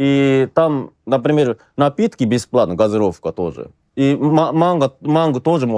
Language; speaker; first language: Russian; non-native, fluent; Japanese